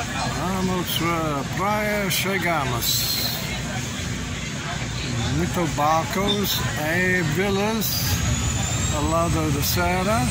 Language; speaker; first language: Portuguese; non-native, learner; English